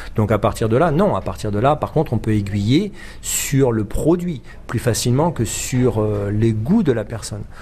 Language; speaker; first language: French; native; French